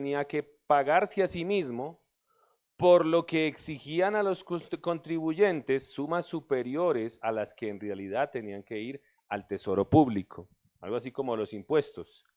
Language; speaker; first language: Spanish; native; Spanish